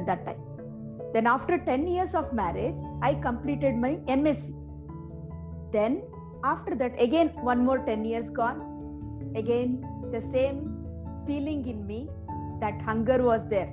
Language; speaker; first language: English; non-native, local second language; Kannada